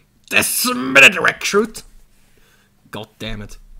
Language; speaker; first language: English; non-native, learner; German